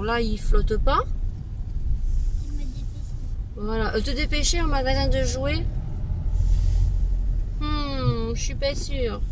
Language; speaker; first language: French; native; French